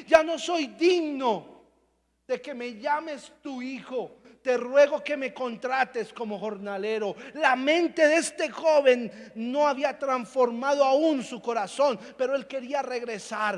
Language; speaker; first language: Spanish; native; Spanish